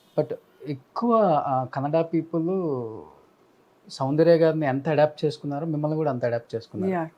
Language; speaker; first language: Telugu; native; Telugu